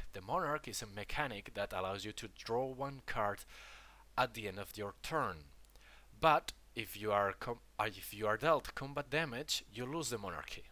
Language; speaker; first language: English; non-native, fluent; Spanish